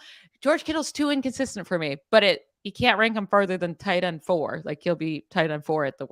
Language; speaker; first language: English; native; English